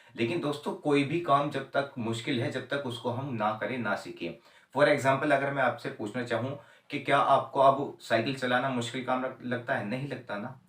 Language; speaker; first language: Hindi; native; Hindi